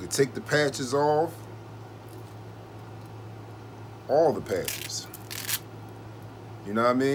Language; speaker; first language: English; native; English